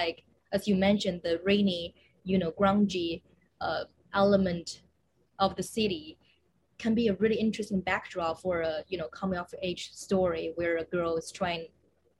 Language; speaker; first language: English; non-native, fluent; Chinese